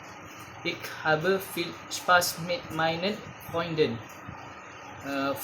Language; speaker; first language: German; non-native, learner; Malay